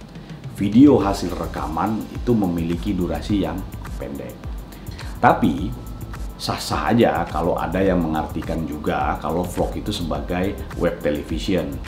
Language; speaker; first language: Indonesian; native; Indonesian